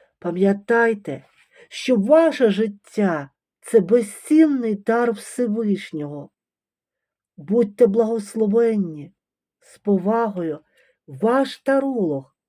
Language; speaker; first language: Ukrainian; native; Ukrainian